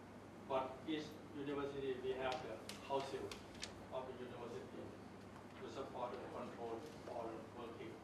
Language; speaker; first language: English; non-native, learner; Thai